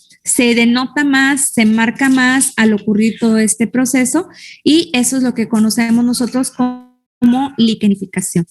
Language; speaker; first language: Spanish; native; Spanish